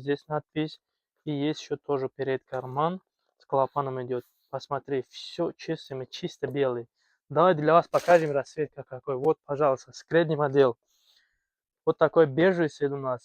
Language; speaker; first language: Russian; non-native, fluent; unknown